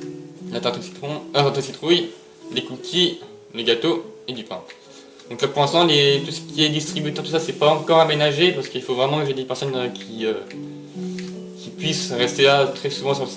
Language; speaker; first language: French; native; French